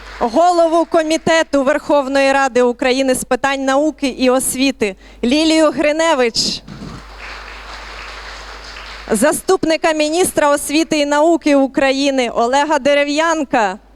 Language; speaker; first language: Ukrainian; native; Ukrainian